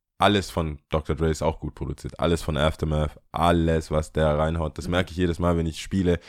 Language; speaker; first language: German; early bilingual, other home language; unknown